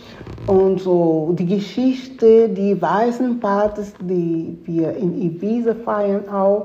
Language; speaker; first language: German; non-native, fluent; Spanish